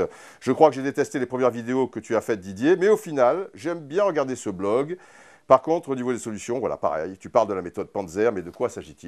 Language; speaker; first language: French; native; French